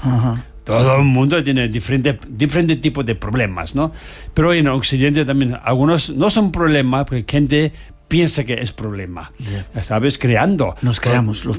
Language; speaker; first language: Spanish; non-native, learner; Tibetan